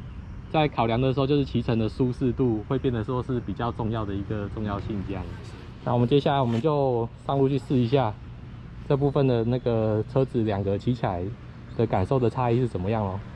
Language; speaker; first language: Chinese; native; Chinese